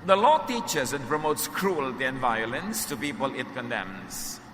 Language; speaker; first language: English; non-native, local second language; Filipino